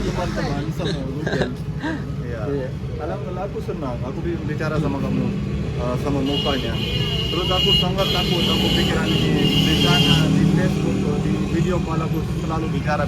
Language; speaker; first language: Indonesian; non-native, learner; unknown